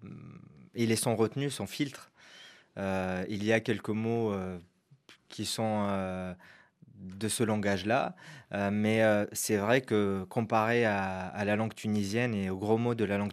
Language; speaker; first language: French; non-native, local second language; Arabic